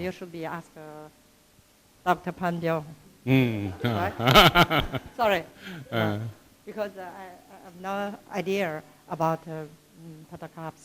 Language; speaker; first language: English; non-native, learner; Chinese